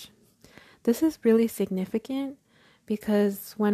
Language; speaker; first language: English; early bilingual, other home language; Spanish